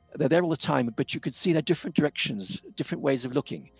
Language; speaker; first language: English; native; English